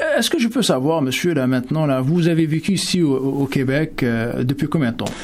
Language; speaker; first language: French; native; French